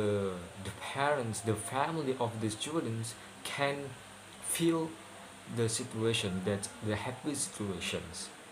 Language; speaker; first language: English; non-native, learner; Indonesian